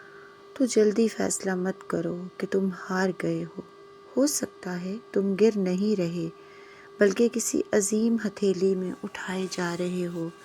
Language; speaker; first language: Urdu; native; Urdu